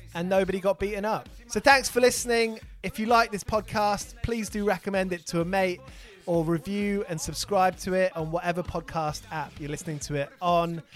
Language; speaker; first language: English; native; English